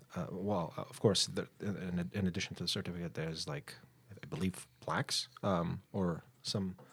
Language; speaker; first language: English; non-native, fluent; Arabic